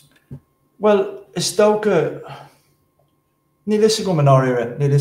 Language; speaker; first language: Irish; non-native, local second language; English